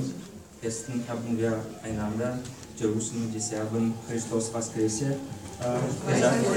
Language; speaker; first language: German; non-native, fluent; Russian